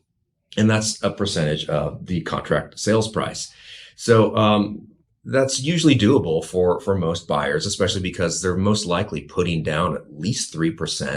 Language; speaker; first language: English; native; English